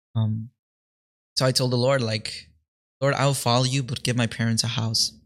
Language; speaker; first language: English; early bilingual, other home language; Spanish